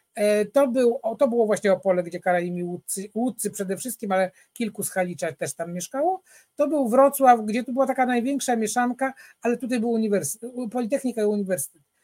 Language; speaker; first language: Polish; native; Polish